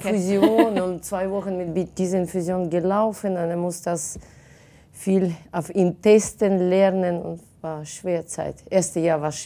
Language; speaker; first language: German; non-native, fluent; Russian